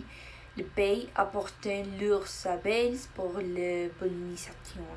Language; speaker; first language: French; non-native, learner; Spanish